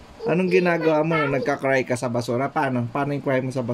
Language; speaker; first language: Filipino; native; Filipino